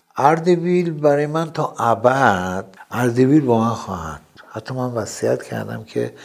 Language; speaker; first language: Persian; non-native, local second language; Azerbaijani